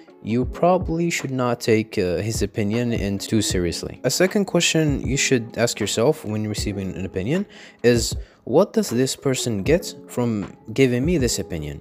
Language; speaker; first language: English; non-native, fluent; Arabic